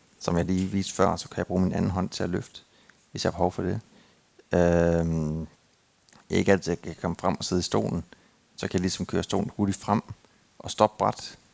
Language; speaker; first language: Danish; native; Danish